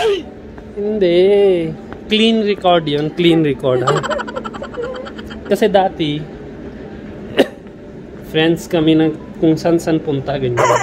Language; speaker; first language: Filipino; non-native, learner; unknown